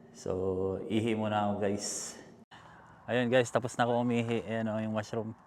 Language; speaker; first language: Filipino; native; Filipino